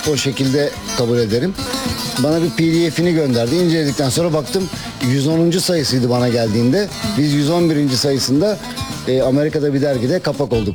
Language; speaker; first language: Turkish; native; Turkish